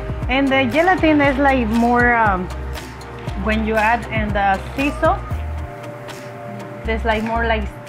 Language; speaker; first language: English; non-native, learner; Spanish